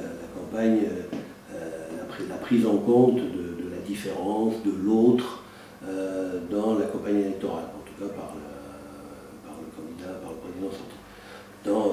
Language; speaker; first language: French; native; French